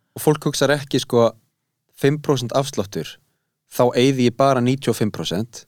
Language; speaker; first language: Icelandic; native; Icelandic